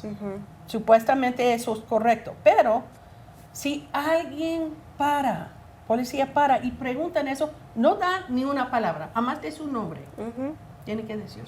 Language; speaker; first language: Spanish; non-native, learner; English